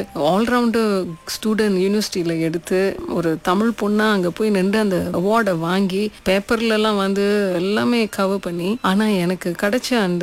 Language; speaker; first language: Tamil; early bilingual, heritage; Tamil